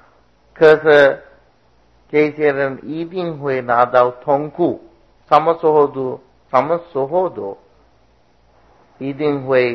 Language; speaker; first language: Chinese; non-native, fluent; Sinhala